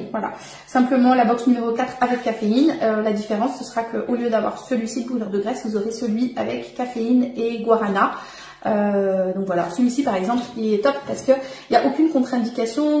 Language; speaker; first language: French; native; French